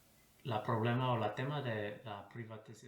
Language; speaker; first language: Spanish; non-native, fluent; English